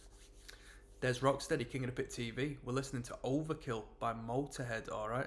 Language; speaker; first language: English; native; English